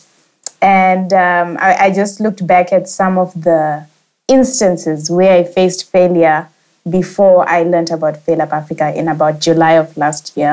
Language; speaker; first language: English; non-native, local second language; Shona